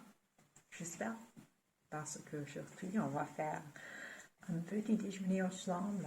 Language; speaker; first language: French; non-native, fluent; German